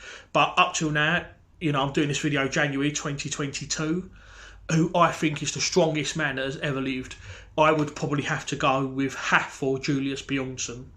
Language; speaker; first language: English; native; English